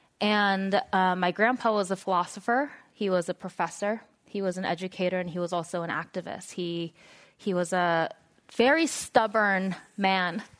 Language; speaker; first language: English; non-native, fluent; Korean